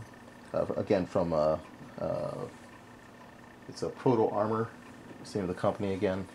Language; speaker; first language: English; native; English